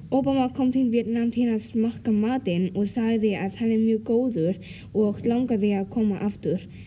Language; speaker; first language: Icelandic; early bilingual, other home language; Vietnamese